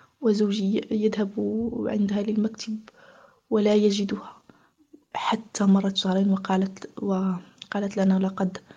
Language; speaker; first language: Arabic; native; Arabic